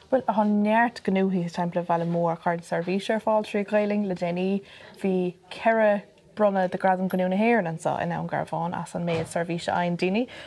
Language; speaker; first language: Irish; non-native, local second language; English